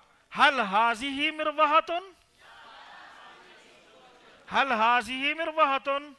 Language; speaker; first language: Arabic; non-native, fluent; Urdu